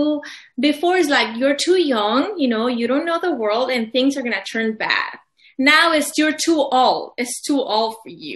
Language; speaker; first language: English; non-native, fluent; Spanish